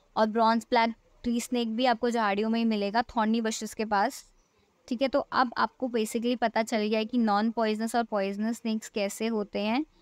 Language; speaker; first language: Hindi; native; Hindi